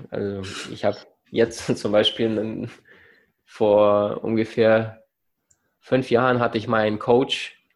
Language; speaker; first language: German; early bilingual, other home language; Russian